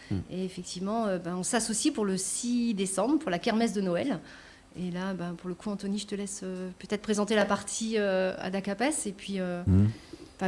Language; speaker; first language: French; native; French